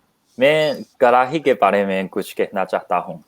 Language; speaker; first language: Hindi; non-native, learner; Chinese